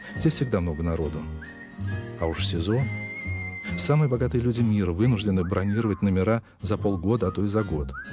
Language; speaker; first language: Russian; native; Russian